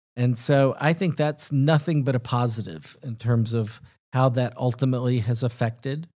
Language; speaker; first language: English; native; English